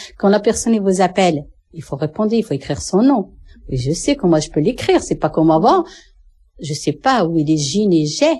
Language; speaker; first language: French; non-native, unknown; Arabic